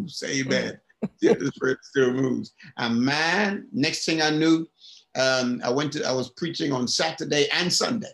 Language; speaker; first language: English; native; English